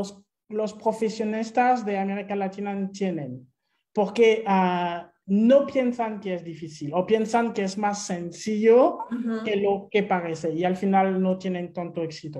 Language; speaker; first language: Spanish; non-native, fluent; French